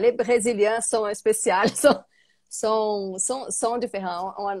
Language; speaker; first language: French; non-native, learner; Portuguese